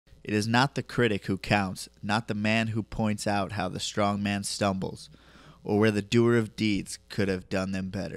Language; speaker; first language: English; native; English